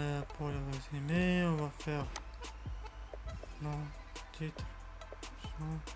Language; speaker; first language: French; non-native, learner; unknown